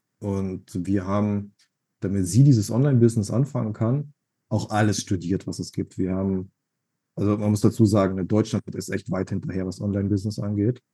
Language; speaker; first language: German; non-native, fluent; Russian